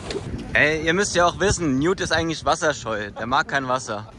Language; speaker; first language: German; native; German